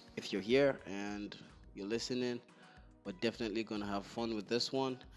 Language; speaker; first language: English; non-native, local second language; Igbo